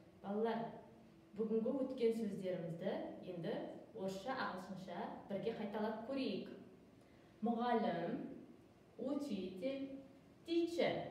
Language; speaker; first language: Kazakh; native; Kazakh